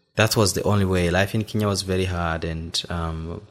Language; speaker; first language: English; non-native, fluent; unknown